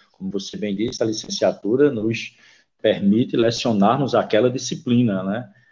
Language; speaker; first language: Portuguese; native; Portuguese